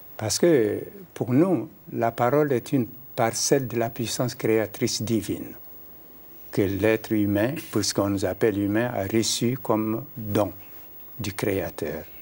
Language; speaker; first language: French; non-native, local second language; Mandingo